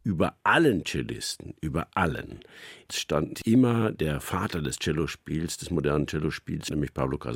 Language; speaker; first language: German; native; German